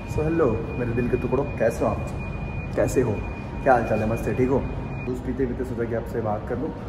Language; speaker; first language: Hindi; native; Hindi